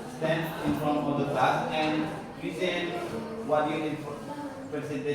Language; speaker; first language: English; non-native, learner; Indonesian